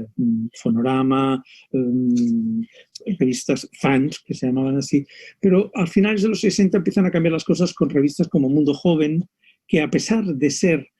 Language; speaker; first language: Spanish; native; Spanish